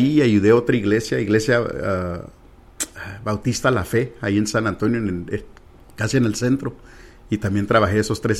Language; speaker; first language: Spanish; early bilingual, heritage; Spanish